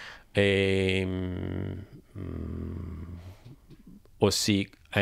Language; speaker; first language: French; non-native, learner; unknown